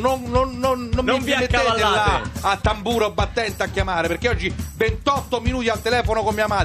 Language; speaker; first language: Italian; native; Italian